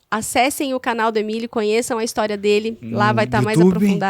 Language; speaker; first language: Portuguese; native; Portuguese